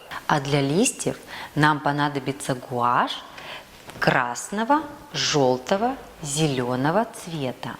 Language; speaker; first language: Russian; native; Russian